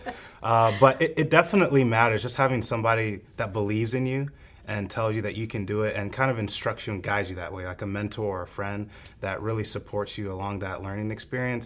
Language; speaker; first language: English; native; English